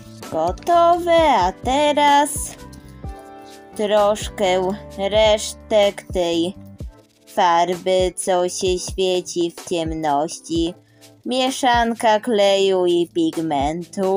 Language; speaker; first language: Polish; early bilingual, heritage; Polish